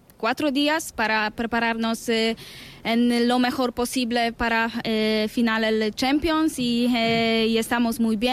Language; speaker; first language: Spanish; non-native, learner; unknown